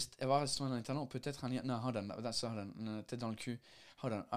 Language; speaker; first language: French; non-native, fluent; English